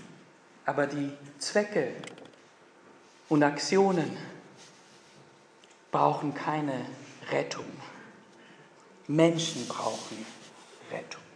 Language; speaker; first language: German; non-native, fluent; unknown